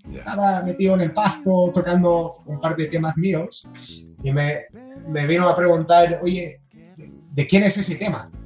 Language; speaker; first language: Spanish; non-native, fluent; English